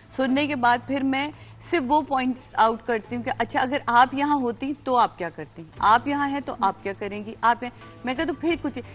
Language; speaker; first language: Urdu; native; Urdu